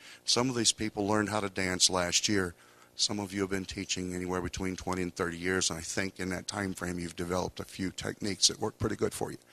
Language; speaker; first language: English; native; English